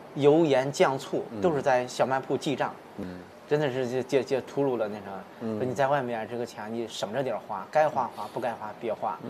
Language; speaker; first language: Chinese; native; Chinese